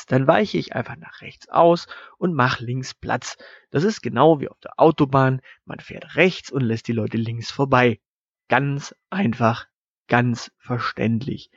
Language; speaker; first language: German; native; German